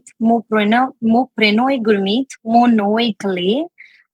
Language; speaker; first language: French; non-native, learner; Hindi